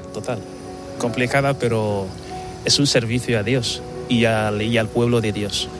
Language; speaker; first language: Spanish; non-native, fluent; Igbo